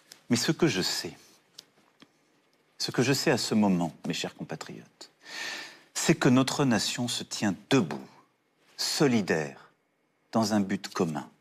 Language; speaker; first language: French; native; French